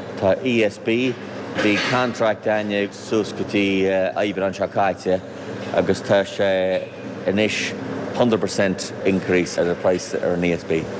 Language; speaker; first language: Irish; native; Irish